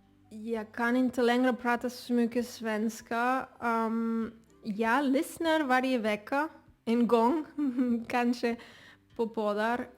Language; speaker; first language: Swedish; non-native, learner; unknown